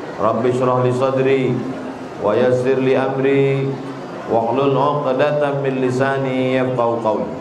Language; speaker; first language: Indonesian; native; Indonesian